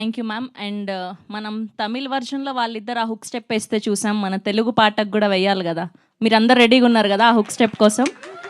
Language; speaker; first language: Telugu; native; Telugu